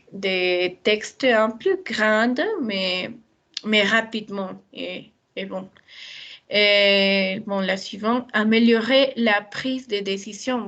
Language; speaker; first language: French; non-native, learner; Spanish